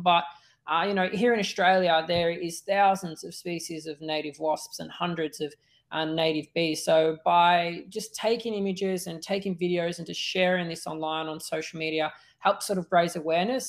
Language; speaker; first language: English; native; English